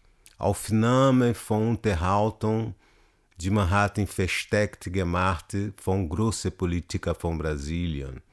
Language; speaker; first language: German; non-native, learner; Portuguese